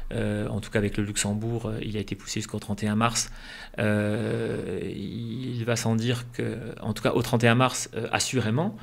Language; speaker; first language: French; native; French